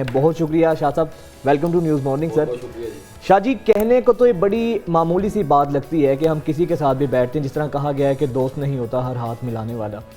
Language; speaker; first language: Urdu; native; Urdu